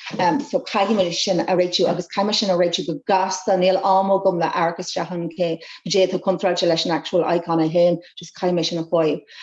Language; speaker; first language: Irish; non-native, local second language; English